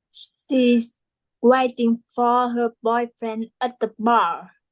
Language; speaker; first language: English; non-native, learner; Vietnamese